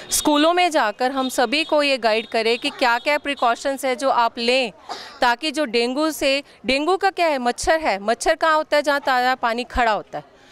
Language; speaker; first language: Hindi; native; Hindi